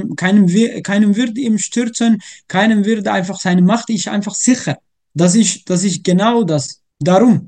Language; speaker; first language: German; non-native, learner; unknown